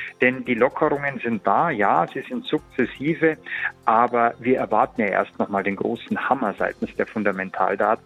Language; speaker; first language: German; native; German